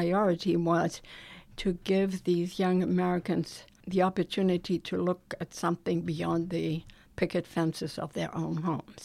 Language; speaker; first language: English; non-native, fluent; German